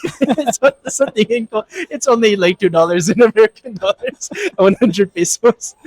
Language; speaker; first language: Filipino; non-native, fluent; English